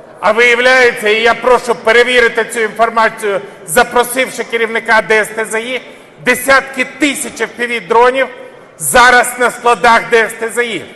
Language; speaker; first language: Ukrainian; native; Ukrainian